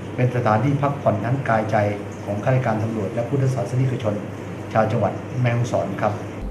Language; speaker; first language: Thai; native; Thai